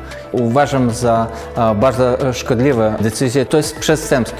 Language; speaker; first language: Polish; non-native, fluent; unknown